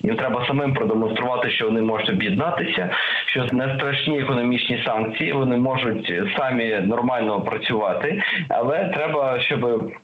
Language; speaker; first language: Ukrainian; native; Ukrainian